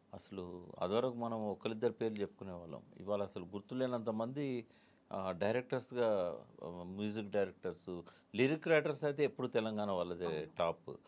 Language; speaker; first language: Telugu; native; Telugu